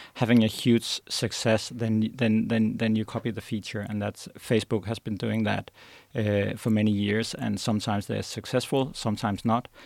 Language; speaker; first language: English; non-native, fluent; Danish